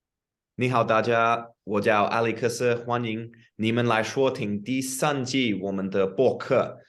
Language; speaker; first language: Chinese; non-native, fluent; English